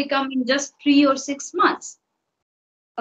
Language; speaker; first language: English; non-native, fluent; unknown